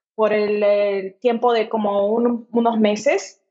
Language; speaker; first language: Spanish; native; Spanish